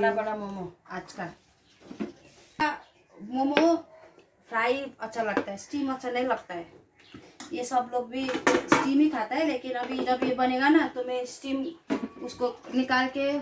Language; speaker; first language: Hindi; non-native, local second language; Nepali